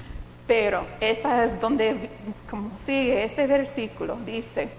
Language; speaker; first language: Spanish; non-native, fluent; English